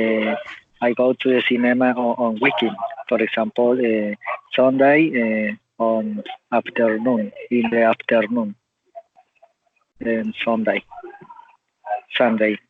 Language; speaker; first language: English; non-native, learner; Spanish